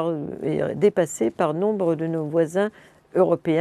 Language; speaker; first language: French; native; French